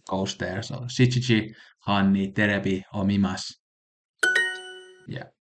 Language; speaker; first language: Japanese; non-native, learner; Finnish